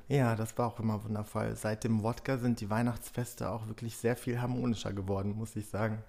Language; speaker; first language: German; early bilingual, other home language; Polish